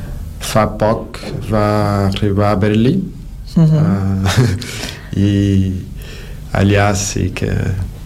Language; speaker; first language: Catalan; non-native, learner; Portuguese